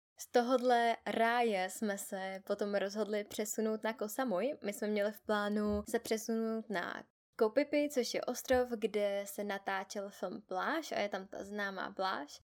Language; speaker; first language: Czech; native; Czech